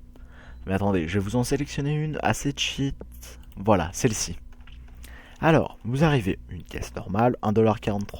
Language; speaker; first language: French; native; French